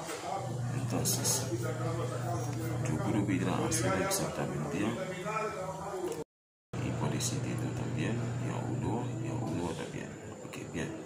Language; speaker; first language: Spanish; non-native, learner; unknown